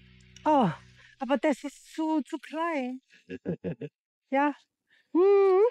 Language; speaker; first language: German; non-native, learner; Chinese